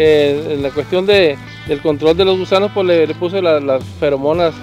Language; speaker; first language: Spanish; native; Spanish